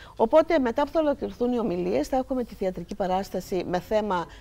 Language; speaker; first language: Greek; native; Greek